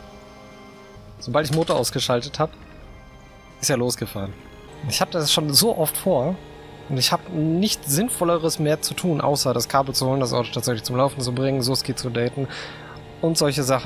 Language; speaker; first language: German; native; German